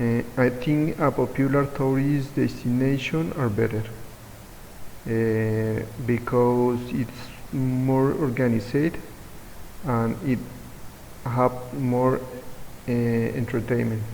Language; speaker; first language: English; non-native, learner; Spanish